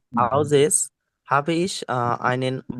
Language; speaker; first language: German; non-native, learner; Bangla